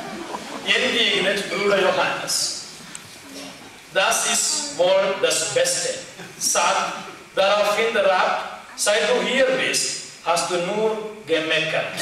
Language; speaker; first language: German; non-native, learner; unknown